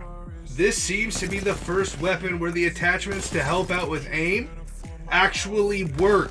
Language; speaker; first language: English; native; English